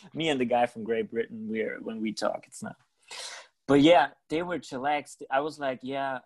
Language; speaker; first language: English; non-native, fluent; German